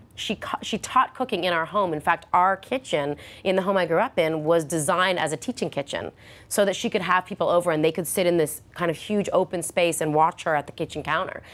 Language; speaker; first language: English; native; English